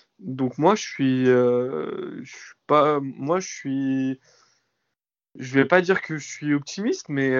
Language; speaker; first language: French; native; French